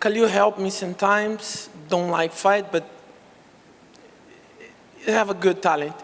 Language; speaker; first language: English; non-native, local second language; Portuguese